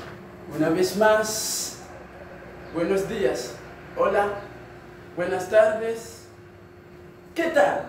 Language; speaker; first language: Spanish; non-native, fluent; Haitian Creole